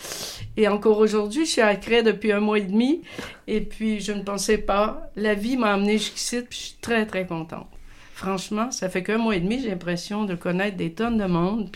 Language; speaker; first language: French; native; French